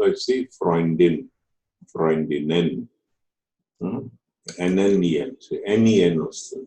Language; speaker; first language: German; non-native, fluent; Telugu